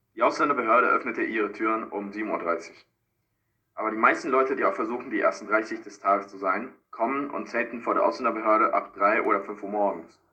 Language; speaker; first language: German; non-native, fluent; Spanish